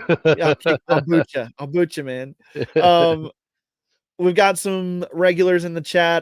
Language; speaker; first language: English; native; English